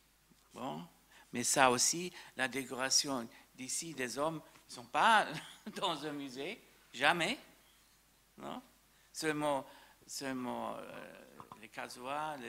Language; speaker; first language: French; non-native, fluent; German